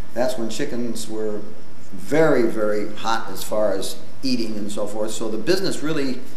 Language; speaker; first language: English; native; English